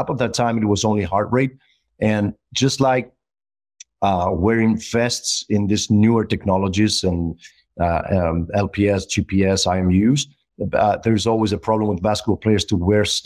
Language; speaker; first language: English; non-native, fluent; Greek